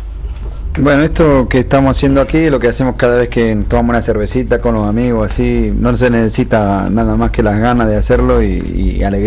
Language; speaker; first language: Spanish; native; Spanish